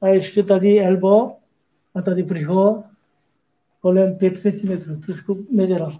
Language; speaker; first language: Czech; non-native, learner; Korean